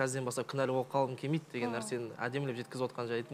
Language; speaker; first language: Kazakh; native; Kazakh